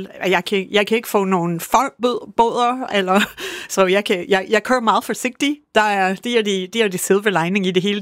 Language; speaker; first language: Danish; non-native, fluent; English